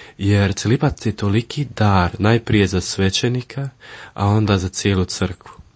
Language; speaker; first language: Croatian; early bilingual, heritage; Croatian